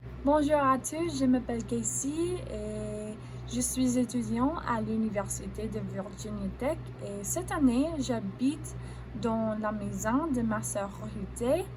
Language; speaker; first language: French; non-native, learner; English